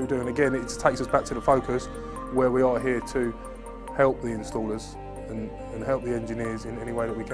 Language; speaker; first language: English; native; English